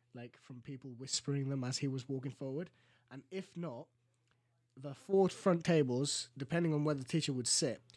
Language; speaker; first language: English; early bilingual, other home language; Greek